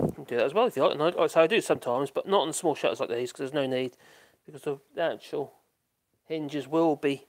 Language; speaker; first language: English; native; English